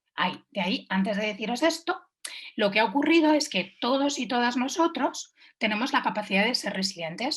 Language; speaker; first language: Spanish; native; Spanish